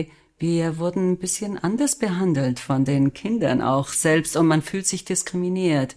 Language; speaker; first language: German; non-native, fluent; Spanish